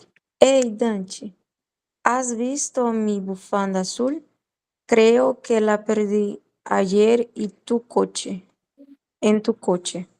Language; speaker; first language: Spanish; non-native, learner; Portuguese